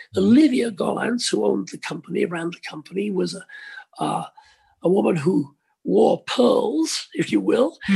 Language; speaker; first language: English; native; English